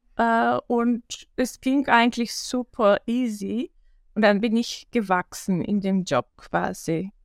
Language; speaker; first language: German; non-native, fluent; Bulgarian